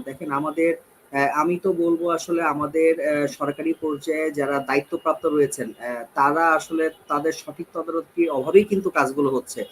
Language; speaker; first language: Bangla; native; Bangla